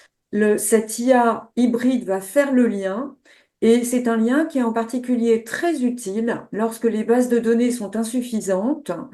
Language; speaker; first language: French; native; French